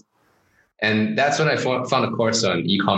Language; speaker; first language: English; non-native, local second language; Chinese